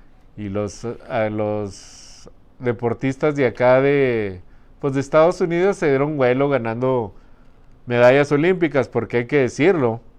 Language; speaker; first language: Spanish; native; Spanish